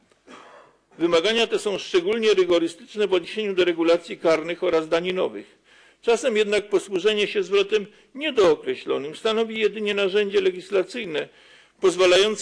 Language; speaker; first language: Polish; native; Polish